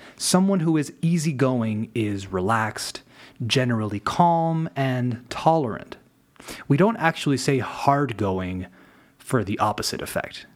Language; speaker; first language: English; native; English